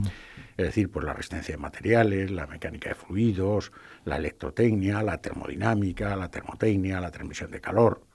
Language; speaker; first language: Spanish; native; Spanish